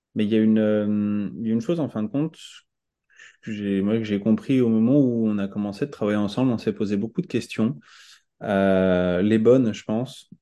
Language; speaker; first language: French; native; French